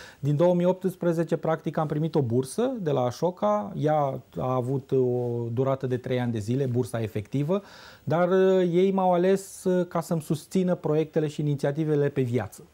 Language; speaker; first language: Romanian; native; Romanian